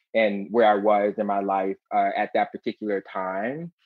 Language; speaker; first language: English; native; English